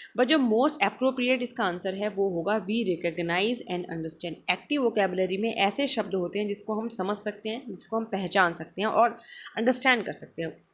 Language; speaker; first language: Hindi; non-native, local second language; Marathi